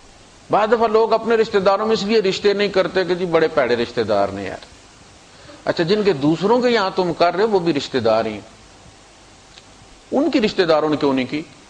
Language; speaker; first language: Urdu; non-native, local second language; Punjabi